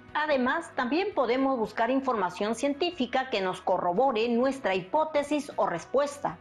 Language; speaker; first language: Spanish; native; Spanish